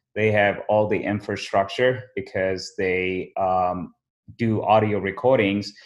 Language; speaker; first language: English; early bilingual, other home language; Somali